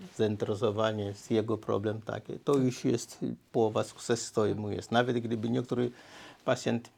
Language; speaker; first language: Polish; non-native, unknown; Swahili